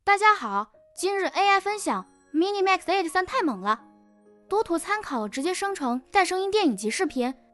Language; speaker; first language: Chinese; native; Chinese